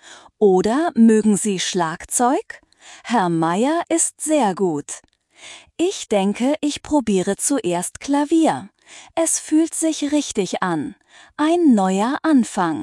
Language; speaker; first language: German; non-native, fluent; Turkish